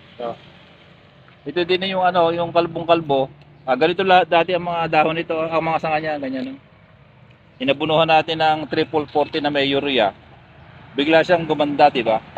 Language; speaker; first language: Filipino; native; Filipino